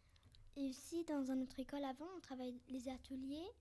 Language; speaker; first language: French; non-native, learner; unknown